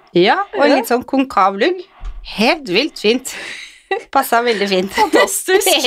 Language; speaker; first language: Norwegian; native; Norwegian